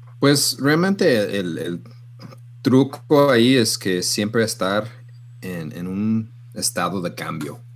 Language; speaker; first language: Spanish; non-native, fluent; English